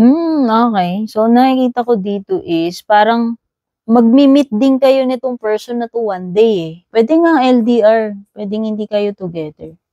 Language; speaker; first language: Filipino; native; Filipino